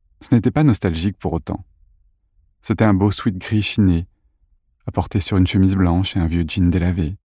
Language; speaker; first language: French; native; French